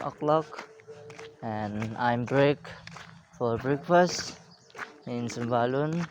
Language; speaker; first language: English; non-native, learner; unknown